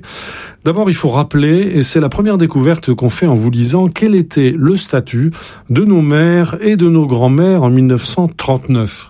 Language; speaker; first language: French; native; French